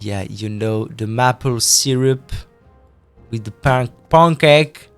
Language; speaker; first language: English; non-native, fluent; French